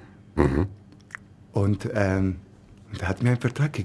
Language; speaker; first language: German; non-native, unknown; Italian